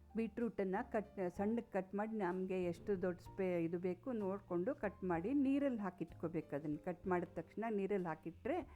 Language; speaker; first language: Kannada; non-native, local second language; Konkani